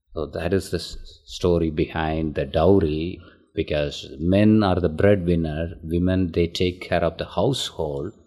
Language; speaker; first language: English; non-native, local second language; Tamil